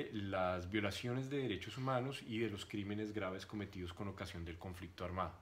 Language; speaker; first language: Spanish; native; Spanish